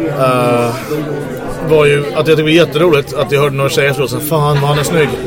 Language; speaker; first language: Swedish; non-native, fluent; English